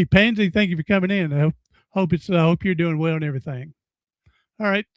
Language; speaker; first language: English; native; English